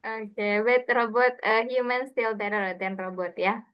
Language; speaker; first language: English; non-native, fluent; Indonesian